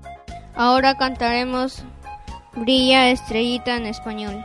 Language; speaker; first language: Spanish; early bilingual, heritage; Spanish